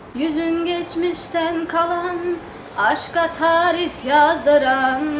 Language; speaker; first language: Turkish; non-native, fluent; Turkmen